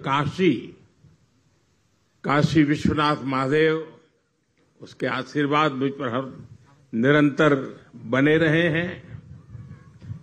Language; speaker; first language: Hindi; non-native, local second language; Gujarati